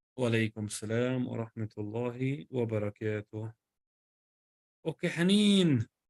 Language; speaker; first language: Arabic; non-native, fluent; English